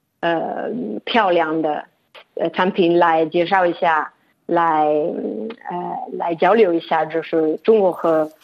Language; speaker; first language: Chinese; non-native, fluent; French